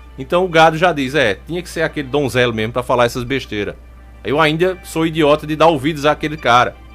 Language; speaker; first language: Portuguese; native; Portuguese